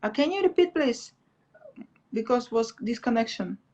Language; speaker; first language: English; non-native, learner; Russian